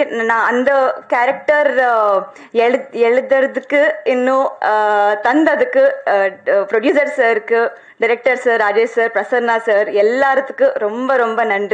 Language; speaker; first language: Tamil; non-native, learner; Telugu